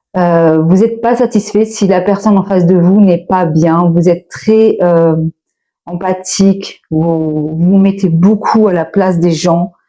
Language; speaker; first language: French; native; French